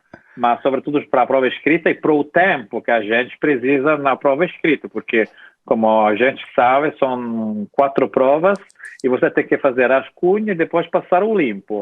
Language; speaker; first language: Portuguese; non-native, fluent; Italian